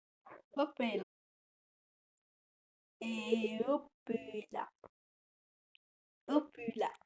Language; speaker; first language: French; native; French